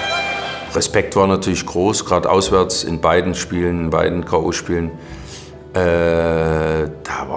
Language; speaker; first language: German; native; German